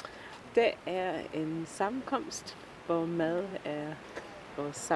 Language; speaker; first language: Danish; non-native, fluent; English